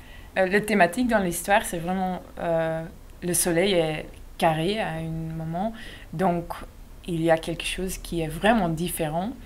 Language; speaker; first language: French; non-native, local second language; Dutch